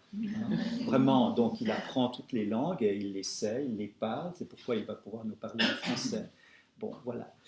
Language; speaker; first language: French; native; French